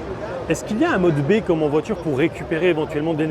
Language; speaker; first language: French; native; French